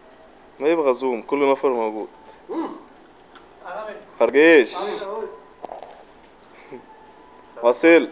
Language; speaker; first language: Arabic; non-native, learner; Tamil